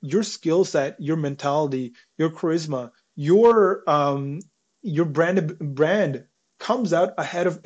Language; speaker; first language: English; non-native, local second language; Punjabi